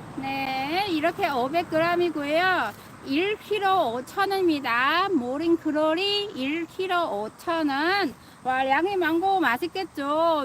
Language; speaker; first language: Korean; non-native, fluent; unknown